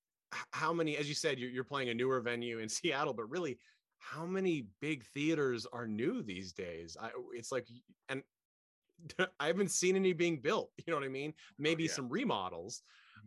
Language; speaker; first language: English; native; English